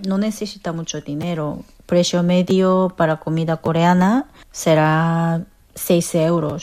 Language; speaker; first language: Spanish; non-native, fluent; Korean